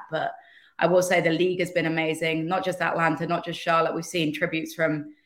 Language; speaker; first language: English; native; English